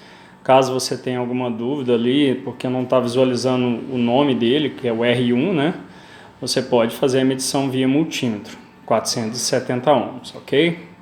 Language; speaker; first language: Portuguese; native; Portuguese